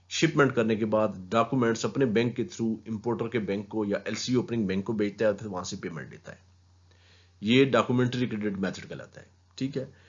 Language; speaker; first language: Urdu; non-native, local second language; Punjabi